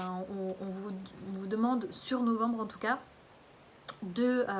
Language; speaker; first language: French; native; French